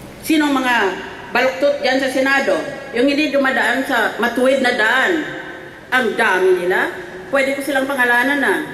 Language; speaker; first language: Filipino; native; Filipino